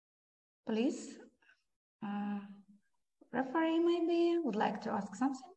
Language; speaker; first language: English; non-native, learner; Ukrainian